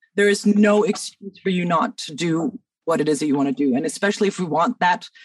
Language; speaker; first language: English; early bilingual, other home language; Danish